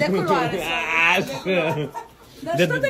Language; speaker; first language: Romanian; non-native, learner; Malagasy